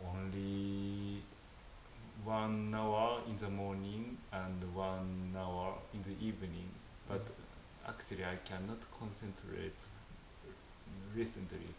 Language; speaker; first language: English; non-native, fluent; Japanese